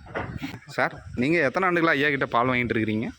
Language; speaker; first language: Tamil; native; Tamil